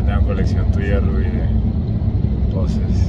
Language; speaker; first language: Spanish; native; Spanish